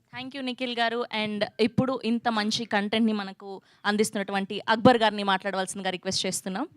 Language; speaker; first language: Telugu; native; Telugu